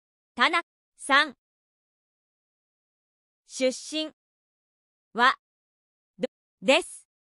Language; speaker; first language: Japanese; non-native, learner; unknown